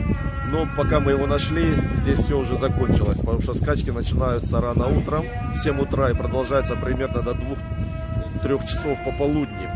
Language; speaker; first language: Russian; native; Russian